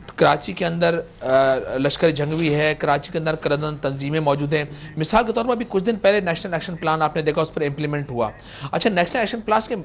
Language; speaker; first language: Urdu; native; Urdu